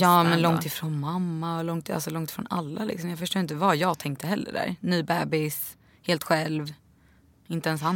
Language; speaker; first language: Swedish; native; Swedish